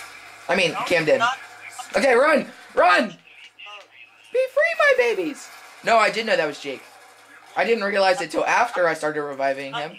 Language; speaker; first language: English; native; English